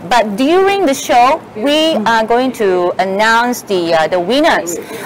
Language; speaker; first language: English; non-native, local second language; Chinese